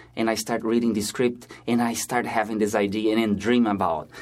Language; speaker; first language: English; non-native, fluent; Portuguese